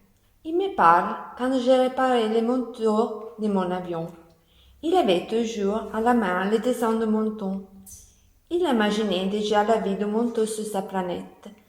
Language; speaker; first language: French; non-native, learner; Italian